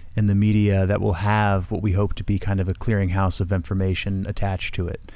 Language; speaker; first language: English; native; English